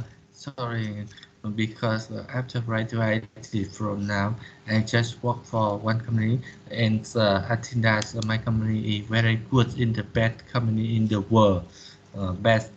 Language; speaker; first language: English; non-native, learner; Vietnamese